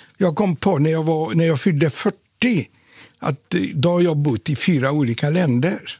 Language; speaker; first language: Swedish; non-native, fluent; Polish